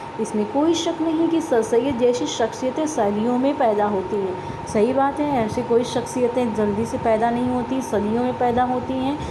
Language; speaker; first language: Urdu; native; Urdu